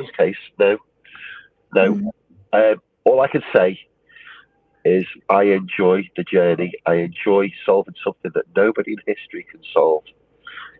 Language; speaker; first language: English; native; English